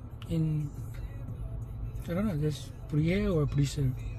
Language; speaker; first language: English; non-native, learner; Korean